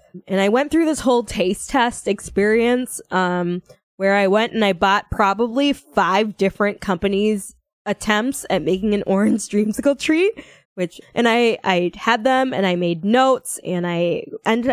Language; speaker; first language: English; native; English